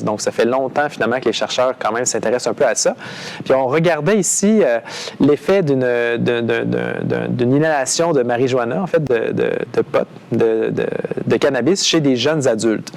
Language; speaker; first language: French; native; French